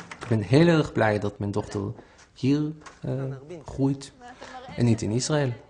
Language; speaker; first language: Dutch; non-native, fluent; Hebrew